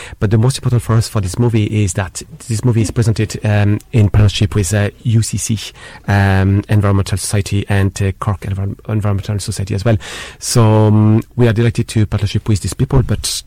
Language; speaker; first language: English; non-native, fluent; French